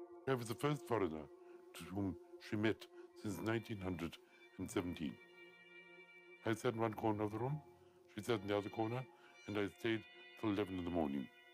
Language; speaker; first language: English; early bilingual, other home language; Russian